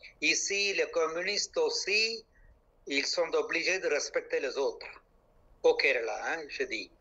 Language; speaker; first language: French; non-native, local second language; Malayalam